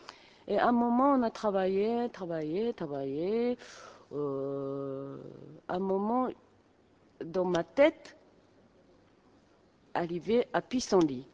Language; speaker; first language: French; non-native, learner; Japanese